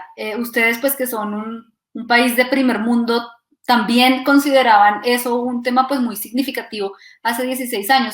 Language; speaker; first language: Spanish; native; Spanish